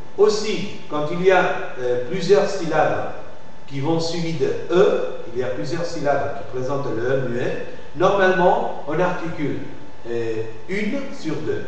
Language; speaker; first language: French; non-native, fluent; Spanish